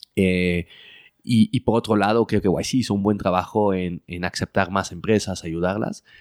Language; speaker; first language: Spanish; early bilingual, heritage; French